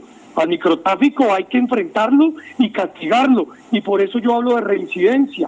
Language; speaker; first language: Spanish; native; Spanish